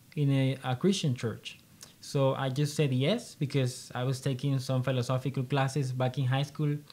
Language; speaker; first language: English; non-native, fluent; Spanish